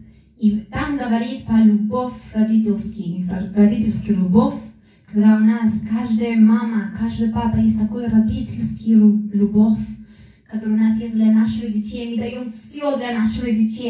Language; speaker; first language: Russian; non-native, learner; Spanish